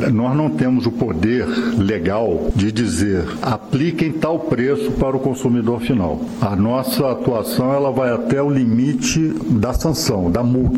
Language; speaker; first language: Portuguese; native; Portuguese